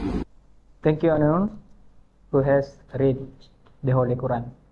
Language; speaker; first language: English; non-native, fluent; Indonesian